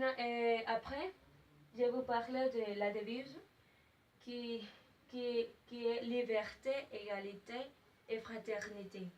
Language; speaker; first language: French; non-native, learner; Spanish